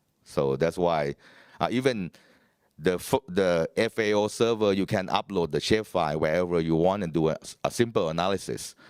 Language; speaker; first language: English; non-native, fluent; Thai